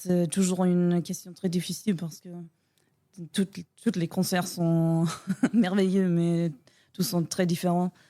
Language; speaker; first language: French; non-native, learner; German